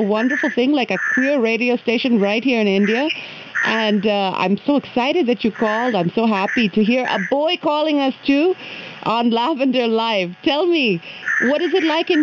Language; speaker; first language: English; native; English